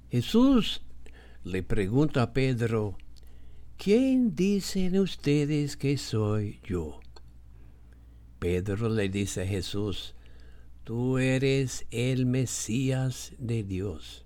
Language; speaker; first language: Spanish; non-native, fluent; English